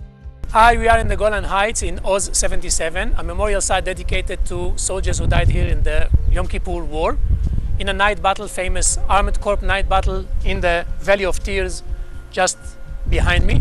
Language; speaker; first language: English; non-native, fluent; Hebrew